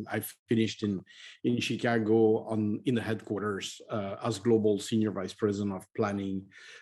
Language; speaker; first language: English; non-native, fluent; French